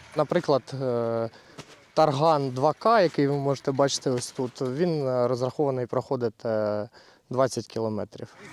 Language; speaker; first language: Ukrainian; native; Ukrainian